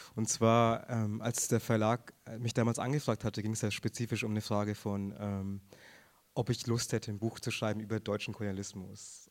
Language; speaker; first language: German; early bilingual, other home language; Tamil